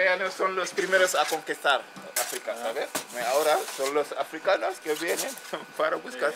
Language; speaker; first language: Spanish; non-native, learner; Wolof